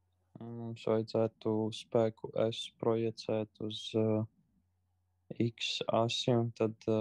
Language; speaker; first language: Latvian; native; Latvian